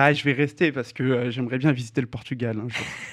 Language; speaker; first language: French; native; French